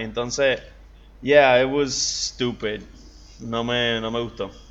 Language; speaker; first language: English; non-native, local second language; Spanish